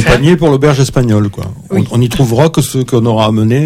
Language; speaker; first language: French; native; French